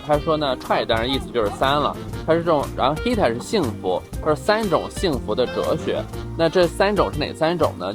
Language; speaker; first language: Chinese; native; Chinese